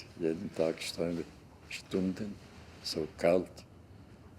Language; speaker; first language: German; non-native, learner; Hungarian